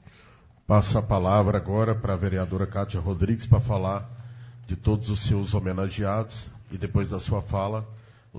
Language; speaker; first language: Portuguese; native; Portuguese